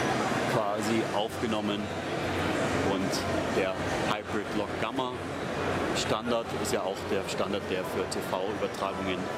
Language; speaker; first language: German; native; German